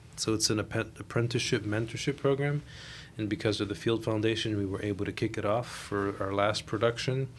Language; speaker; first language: English; native; English